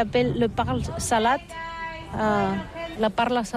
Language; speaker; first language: French; non-native, learner; Catalan